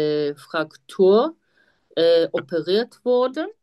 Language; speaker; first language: German; non-native, fluent; Turkish